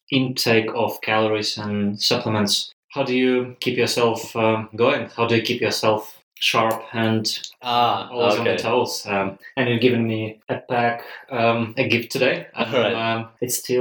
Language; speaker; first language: English; non-native, fluent; Russian